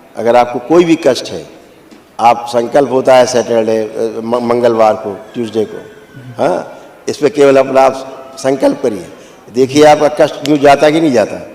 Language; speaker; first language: Hindi; native; Hindi